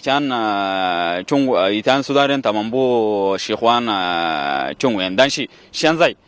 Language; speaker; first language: Chinese; non-native, learner; Arabic